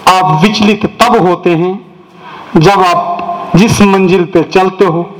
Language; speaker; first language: Hindi; native; Hindi